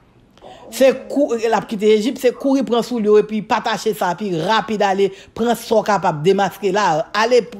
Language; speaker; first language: French; non-native, local second language; Haitian Creole